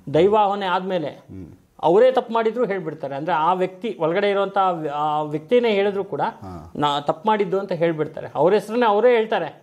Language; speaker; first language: Kannada; native; Kannada